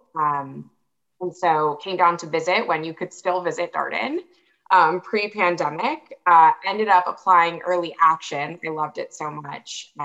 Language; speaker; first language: English; native; English